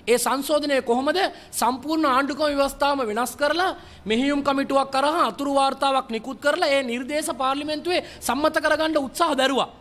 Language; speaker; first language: Sinhala; non-native, local second language; Tamil